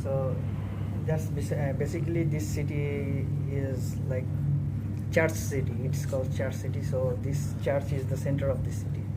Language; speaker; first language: English; non-native, fluent; Bangla